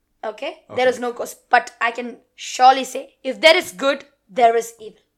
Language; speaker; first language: English; non-native, local second language; Malayalam